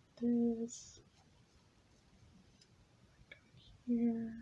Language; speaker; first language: English; native; English